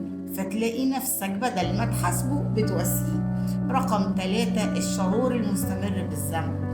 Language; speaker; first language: Arabic; native; Arabic